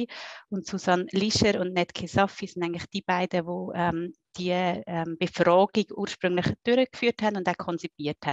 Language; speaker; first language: German; native; German